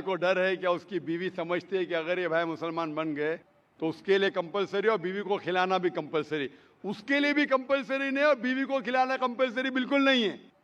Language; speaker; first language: Hindi; native; Hindi